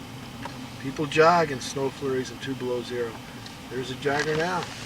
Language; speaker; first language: English; native; English